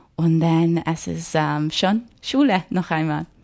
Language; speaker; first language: German; non-native, learner; English